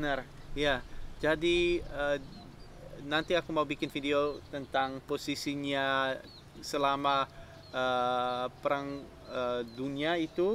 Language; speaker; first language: Indonesian; non-native, fluent; Dutch